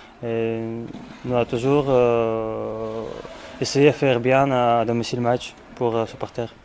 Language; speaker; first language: French; non-native, learner; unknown